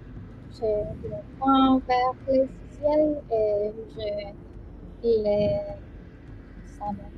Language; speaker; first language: French; non-native, learner; Spanish